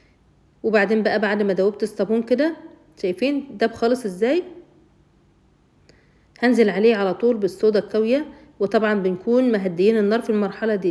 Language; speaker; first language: Arabic; native; Arabic